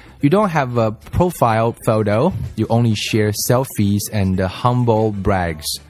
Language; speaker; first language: English; non-native, fluent; Chinese